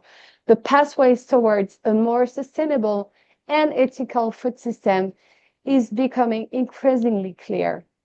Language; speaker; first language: English; non-native, fluent; French